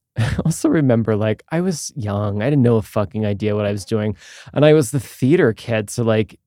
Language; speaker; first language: English; native; English